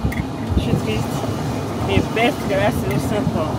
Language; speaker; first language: French; native; French